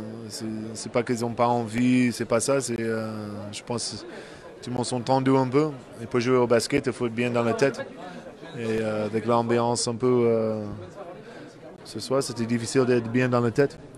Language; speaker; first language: French; non-native, fluent; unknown